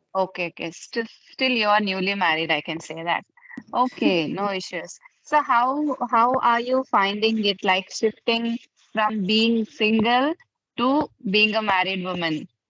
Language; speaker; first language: English; non-native, fluent; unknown